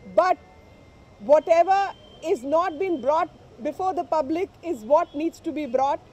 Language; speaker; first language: English; non-native, local second language; Hindi